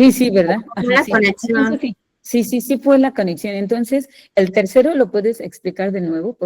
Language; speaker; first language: Spanish; non-native, fluent; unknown